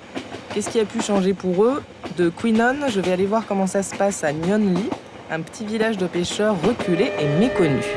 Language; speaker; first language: French; native; French